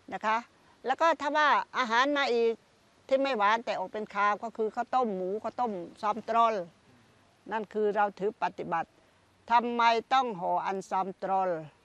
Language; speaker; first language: Thai; non-native, local second language; Khmer